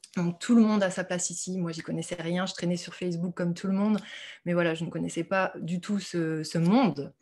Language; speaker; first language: French; native; French